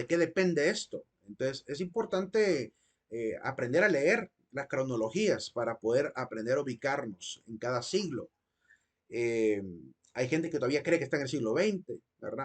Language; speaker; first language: Spanish; native; Spanish